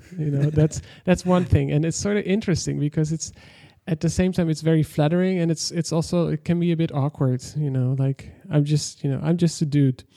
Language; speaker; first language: English; non-native, fluent; Dutch